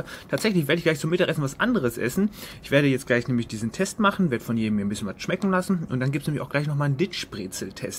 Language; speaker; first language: German; native; German